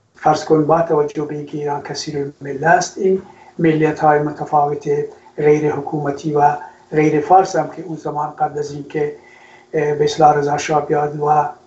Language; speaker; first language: Persian; non-native, local second language; Kurdish